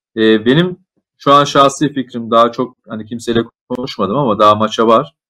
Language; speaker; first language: Turkish; native; Turkish